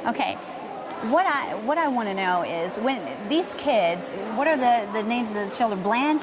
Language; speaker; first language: English; native; English